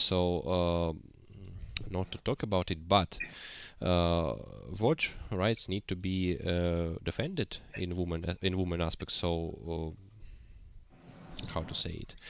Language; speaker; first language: English; non-native, learner; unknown